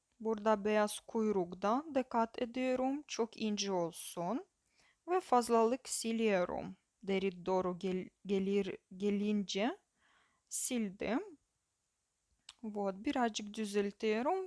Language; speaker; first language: Turkish; non-native, learner; Russian